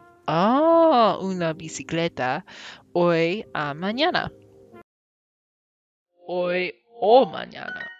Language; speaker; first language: Spanish; non-native, learner; English